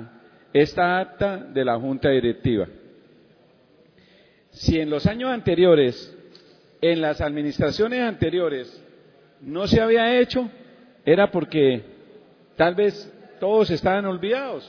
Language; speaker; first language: Spanish; native; Spanish